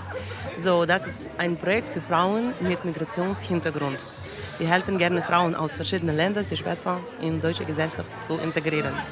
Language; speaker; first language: German; non-native, learner; Russian